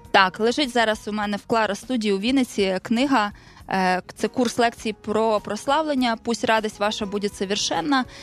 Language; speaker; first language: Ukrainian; native; Ukrainian